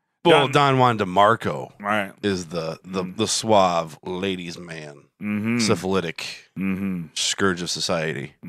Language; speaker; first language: English; native; English